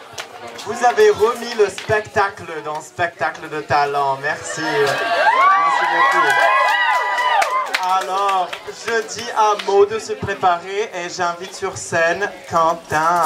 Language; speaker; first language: French; non-native, learner; English